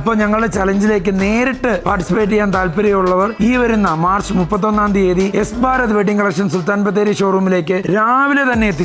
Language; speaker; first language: Malayalam; native; Malayalam